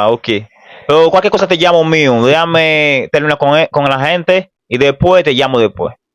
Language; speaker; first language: Spanish; non-native, fluent; Haitian Creole